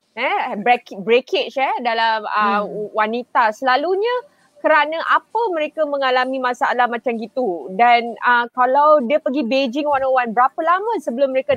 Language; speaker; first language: Malay; native; Malay